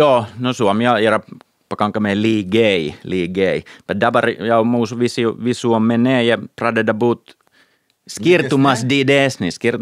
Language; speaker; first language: Lithuanian; non-native, fluent; Finnish